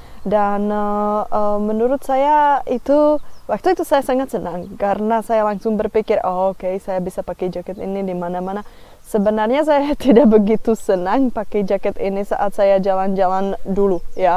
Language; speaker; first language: Indonesian; non-native, fluent; Czech